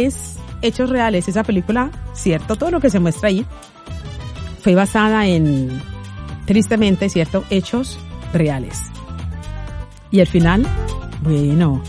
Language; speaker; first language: Spanish; native; Spanish